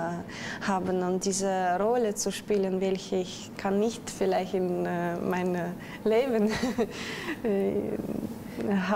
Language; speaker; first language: German; non-native, learner; Russian